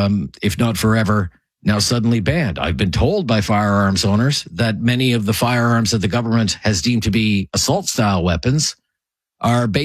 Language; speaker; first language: English; native; English